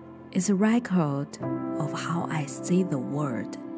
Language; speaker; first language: English; non-native, fluent; Chinese